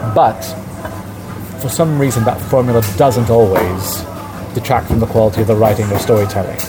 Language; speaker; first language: English; early bilingual, other home language; Arabic